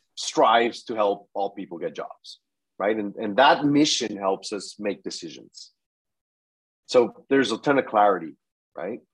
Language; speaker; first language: English; non-native, fluent; Spanish